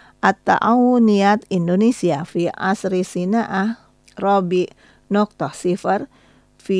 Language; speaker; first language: Arabic; non-native, fluent; Indonesian